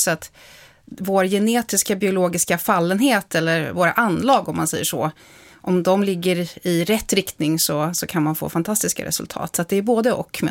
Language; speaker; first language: Swedish; native; Swedish